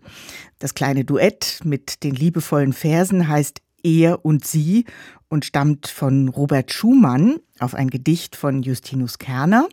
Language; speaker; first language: German; native; German